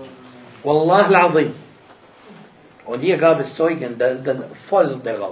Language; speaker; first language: German; non-native, fluent; Arabic